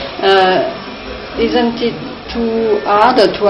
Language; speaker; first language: English; non-native, learner; French